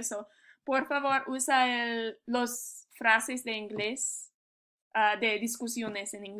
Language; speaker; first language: Spanish; non-native, learner; English